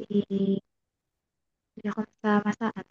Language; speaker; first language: Arabic; non-native, learner; Indonesian